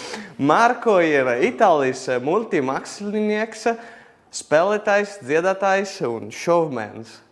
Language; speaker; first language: Latvian; non-native, learner; Italian